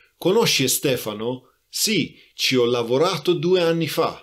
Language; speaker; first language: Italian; non-native, fluent; Persian